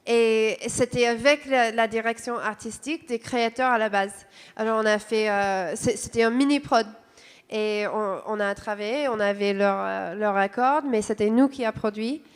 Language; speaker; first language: French; non-native, fluent; English